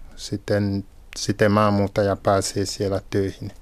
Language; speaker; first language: Finnish; non-native, fluent; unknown